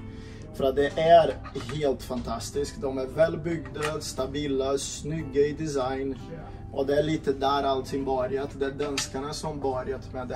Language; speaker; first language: Swedish; non-native, fluent; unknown